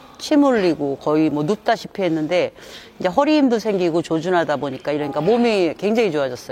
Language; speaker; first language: Korean; native; Korean